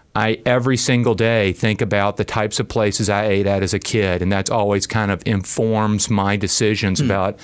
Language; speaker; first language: English; native; English